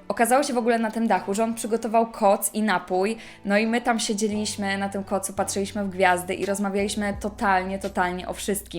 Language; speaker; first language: Polish; native; Polish